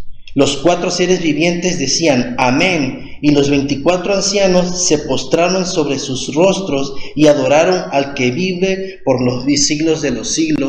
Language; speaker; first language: Spanish; native; Spanish